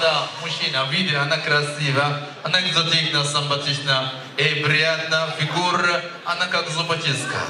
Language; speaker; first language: Russian; non-native, learner; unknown